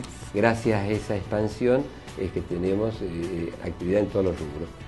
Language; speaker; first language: Spanish; native; Spanish